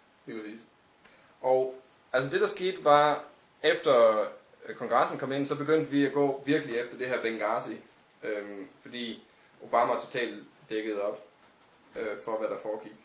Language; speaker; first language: Danish; native; Danish